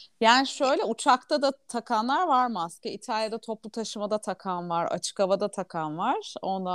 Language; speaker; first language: Turkish; native; Turkish